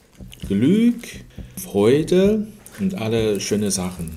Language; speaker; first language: German; non-native, learner; Chinese